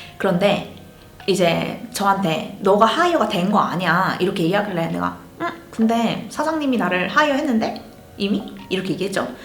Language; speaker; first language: Korean; native; Korean